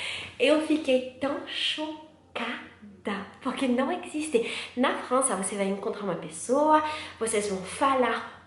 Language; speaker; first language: Portuguese; non-native, learner; French